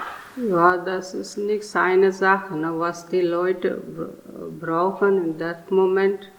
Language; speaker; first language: German; non-native, learner; Telugu